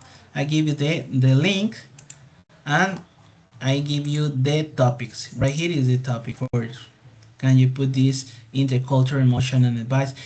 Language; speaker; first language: English; non-native, fluent; Spanish